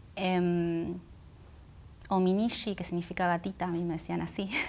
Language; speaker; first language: Spanish; non-native, local second language; Guarani